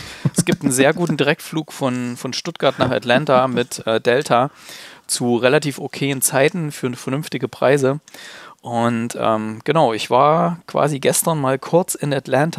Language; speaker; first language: German; native; German